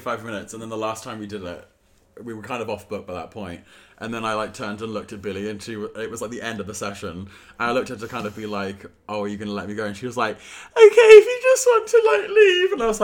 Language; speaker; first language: English; native; English